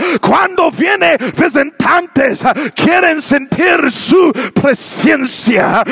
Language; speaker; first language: Spanish; non-native, learner; English